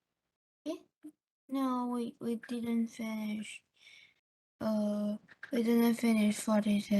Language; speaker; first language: English; non-native, learner; Chinese